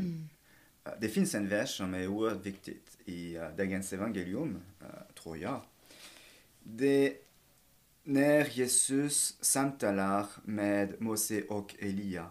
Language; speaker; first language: Swedish; non-native, fluent; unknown